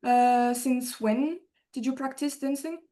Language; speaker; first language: English; non-native, fluent; French